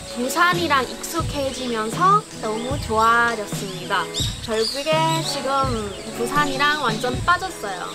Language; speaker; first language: Korean; non-native, fluent; English